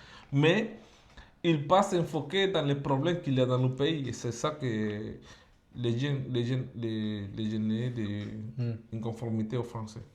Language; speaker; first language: French; non-native, fluent; Spanish